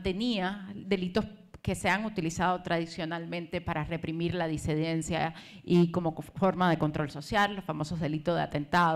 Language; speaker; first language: Spanish; native; Spanish